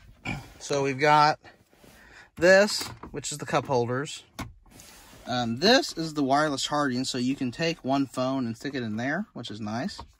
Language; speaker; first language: English; native; English